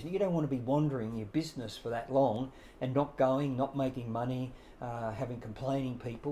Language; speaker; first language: English; native; English